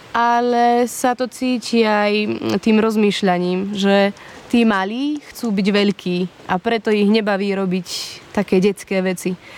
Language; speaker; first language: Slovak; early bilingual, heritage; Slovak